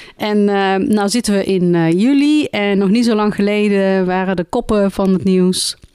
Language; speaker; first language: Dutch; early bilingual, other home language; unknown